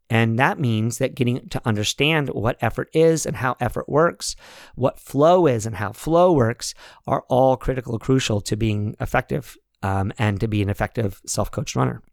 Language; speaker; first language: English; native; English